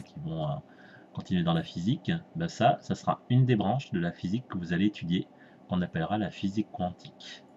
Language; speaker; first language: French; native; French